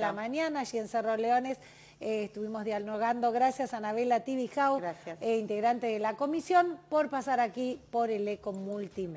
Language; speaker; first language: Spanish; native; Spanish